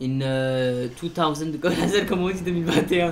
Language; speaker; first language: English; non-native, learner; French